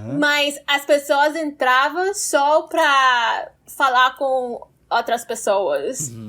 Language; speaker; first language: Portuguese; non-native, fluent; English